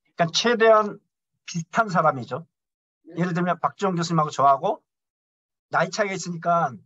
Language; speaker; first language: Korean; native; Korean